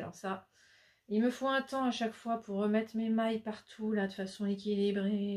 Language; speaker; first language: French; native; French